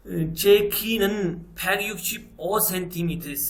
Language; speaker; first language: Korean; non-native, learner; Urdu